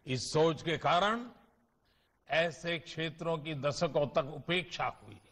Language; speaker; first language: Hindi; non-native, local second language; Gujarati